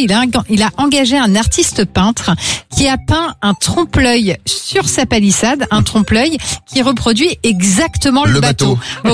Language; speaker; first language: French; native; French